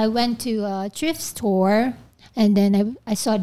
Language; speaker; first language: English; non-native, local second language; Filipino